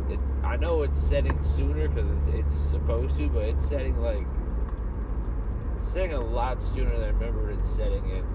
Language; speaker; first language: English; native; English